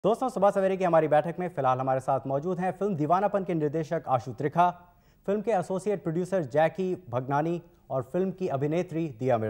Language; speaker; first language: Hindi; native; Hindi